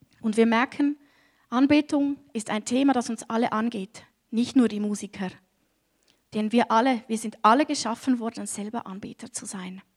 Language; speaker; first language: German; native; German